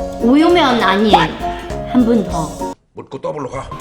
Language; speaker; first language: Korean; non-native, learner; Chinese